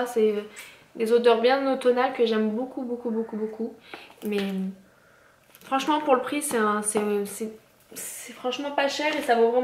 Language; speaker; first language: French; native; French